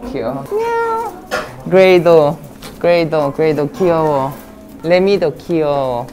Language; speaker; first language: Korean; non-native, fluent; Thai